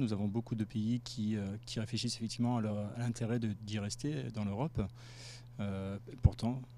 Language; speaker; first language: French; native; French